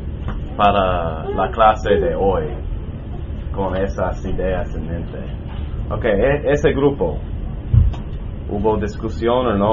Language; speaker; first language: Spanish; non-native, learner; English